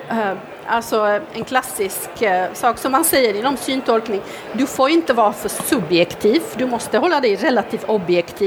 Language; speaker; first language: Swedish; non-native, fluent; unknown